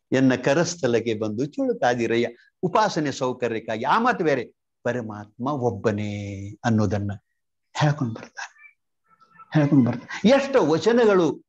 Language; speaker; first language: Kannada; native; Kannada